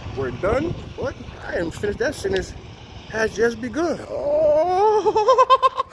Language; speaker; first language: English; native; English